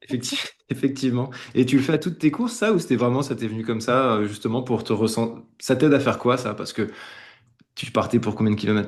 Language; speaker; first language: French; native; French